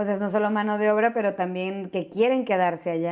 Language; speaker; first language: Spanish; native; Spanish